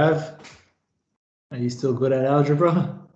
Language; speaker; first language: English; native; English